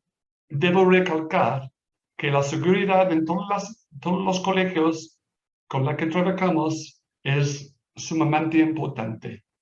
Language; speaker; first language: Spanish; non-native, fluent; English